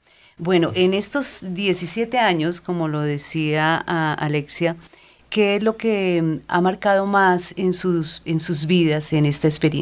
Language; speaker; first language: Spanish; native; Spanish